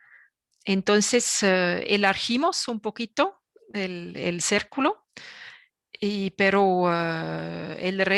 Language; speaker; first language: Spanish; non-native, fluent; French